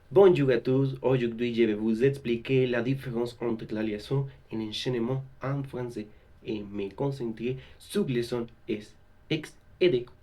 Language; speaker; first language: French; non-native, learner; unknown